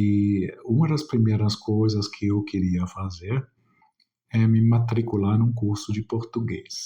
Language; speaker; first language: Portuguese; non-native, fluent; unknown